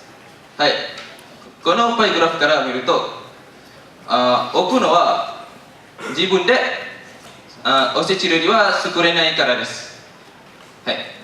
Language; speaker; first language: Japanese; non-native, learner; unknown